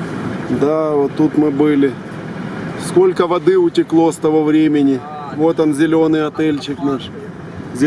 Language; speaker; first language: Russian; native; Russian